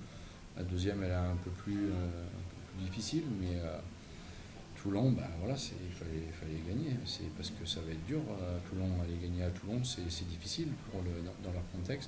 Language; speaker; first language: French; native; French